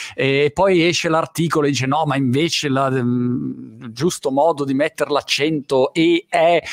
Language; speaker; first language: Italian; native; Italian